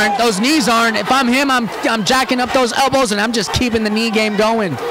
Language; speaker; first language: English; native; English